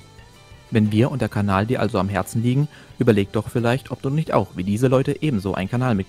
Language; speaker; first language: German; native; German